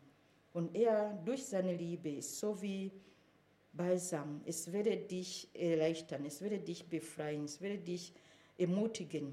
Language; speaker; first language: German; non-native, fluent; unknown